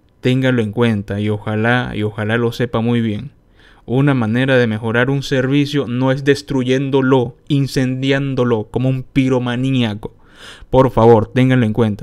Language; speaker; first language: Spanish; native; Spanish